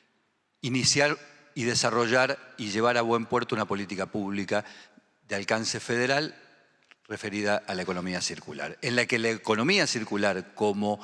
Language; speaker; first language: Spanish; native; Spanish